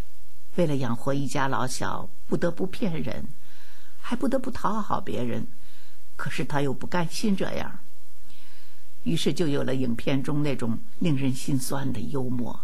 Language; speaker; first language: Chinese; native; Chinese